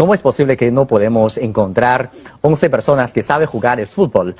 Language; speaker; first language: Spanish; non-native, fluent; Chinese